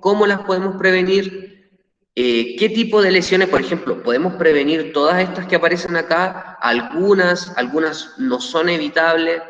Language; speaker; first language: Spanish; native; Spanish